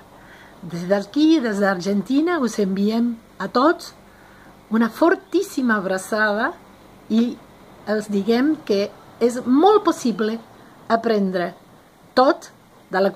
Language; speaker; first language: Catalan; non-native, fluent; Spanish